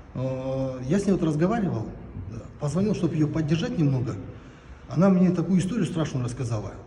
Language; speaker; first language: Russian; non-native, local second language; Kazakh